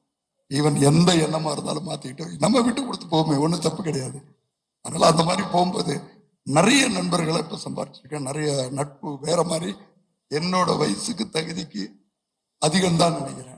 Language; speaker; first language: Tamil; native; Tamil